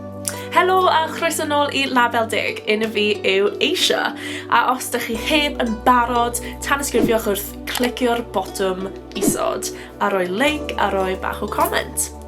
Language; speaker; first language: Welsh; non-native, local second language; English